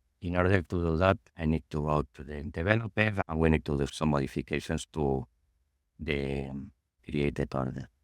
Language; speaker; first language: English; non-native, fluent; Spanish